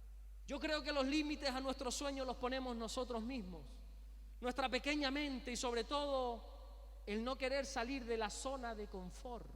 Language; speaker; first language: Spanish; native; Spanish